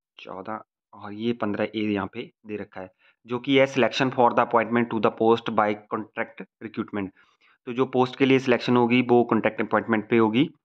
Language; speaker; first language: Hindi; native; Hindi